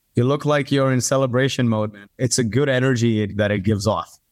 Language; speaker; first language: English; early bilingual, other home language; Arabic